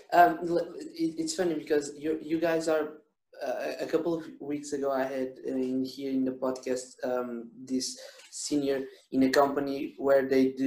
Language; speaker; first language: English; non-native, fluent; Portuguese